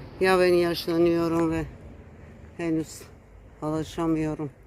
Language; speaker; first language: Turkish; early bilingual, heritage; Turkish